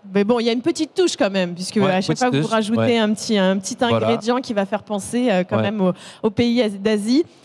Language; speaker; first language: French; native; French